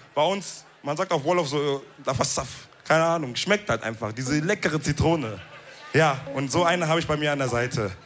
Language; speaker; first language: German; early bilingual, other home language; Wolof